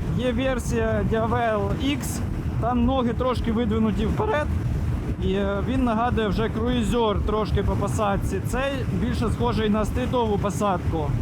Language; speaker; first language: Ukrainian; non-native, local second language; Russian